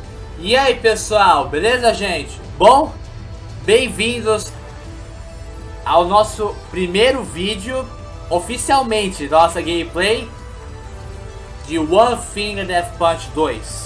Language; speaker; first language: Portuguese; native; Portuguese